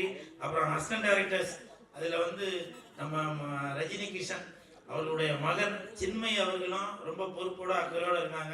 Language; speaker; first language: Tamil; native; Tamil